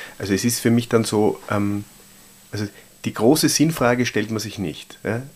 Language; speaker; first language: German; native; German